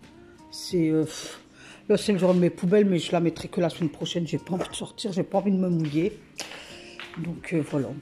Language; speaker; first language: French; native; French